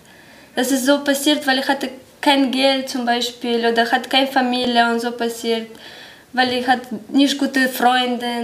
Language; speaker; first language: German; non-native, learner; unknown